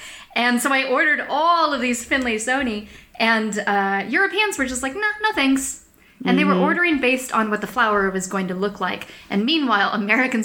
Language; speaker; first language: English; native; English